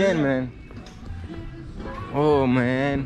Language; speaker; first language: Spanish; non-native, learner; Greek